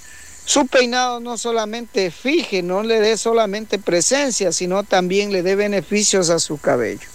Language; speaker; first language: Spanish; native; Spanish